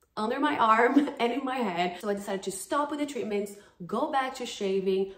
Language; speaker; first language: English; non-native, fluent; Portuguese